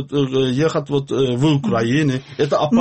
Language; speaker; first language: Russian; non-native, learner; Azerbaijani